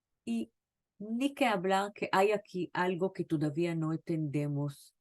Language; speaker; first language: Spanish; non-native, fluent; Hebrew